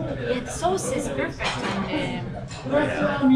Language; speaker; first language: English; non-native, fluent; Italian